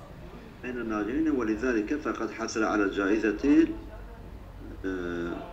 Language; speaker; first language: Arabic; non-native, learner; Turkish